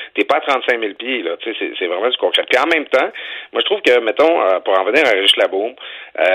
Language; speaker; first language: French; native; French